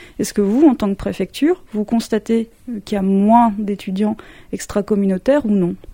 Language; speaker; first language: French; native; French